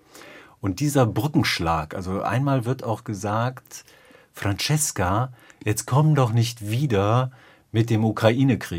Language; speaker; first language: German; native; German